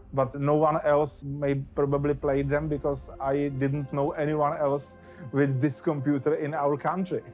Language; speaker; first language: English; non-native, fluent; Czech